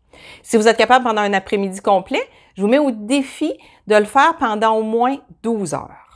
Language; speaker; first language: French; native; French